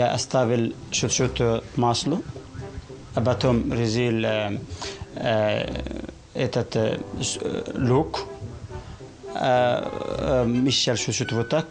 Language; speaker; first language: Russian; non-native, learner; Arabic